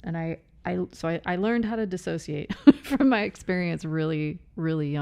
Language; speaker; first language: English; native; English